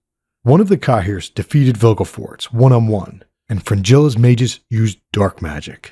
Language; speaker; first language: English; native; English